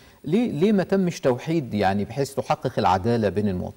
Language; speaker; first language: Arabic; native; Arabic